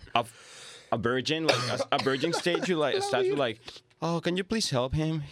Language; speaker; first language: English; non-native, fluent; Spanish